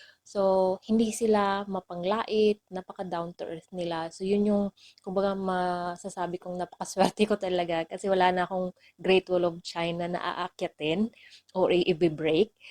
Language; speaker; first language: Filipino; non-native, local second language; Cebuano